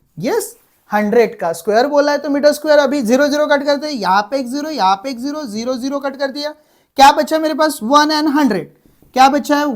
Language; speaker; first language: Hindi; non-native, local second language; Marathi